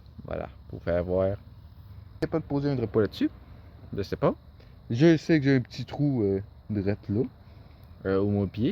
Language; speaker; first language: French; native; French